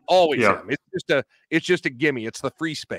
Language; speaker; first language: English; native; English